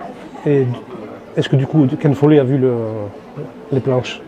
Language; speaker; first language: French; native; French